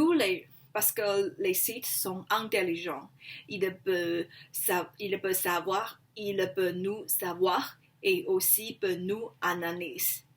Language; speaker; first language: French; non-native, learner; Chinese